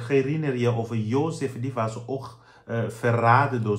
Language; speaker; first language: Dutch; non-native, fluent; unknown